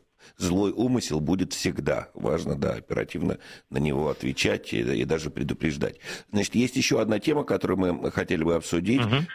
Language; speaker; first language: Russian; native; Russian